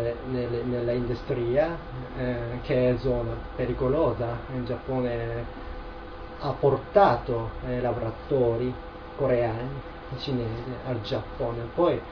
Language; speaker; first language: Italian; non-native, learner; Japanese